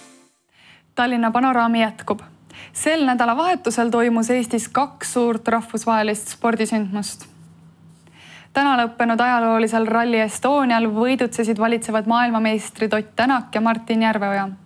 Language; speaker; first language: Estonian; native; Estonian